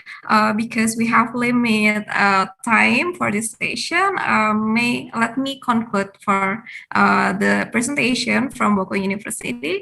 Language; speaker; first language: English; non-native, fluent; Indonesian